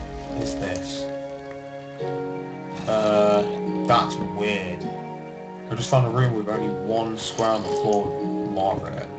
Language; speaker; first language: English; native; English